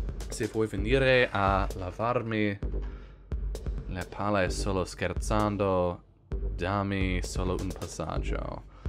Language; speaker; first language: Italian; non-native, learner; English